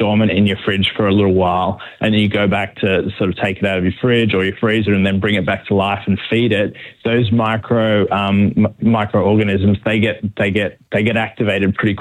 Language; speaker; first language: English; native; English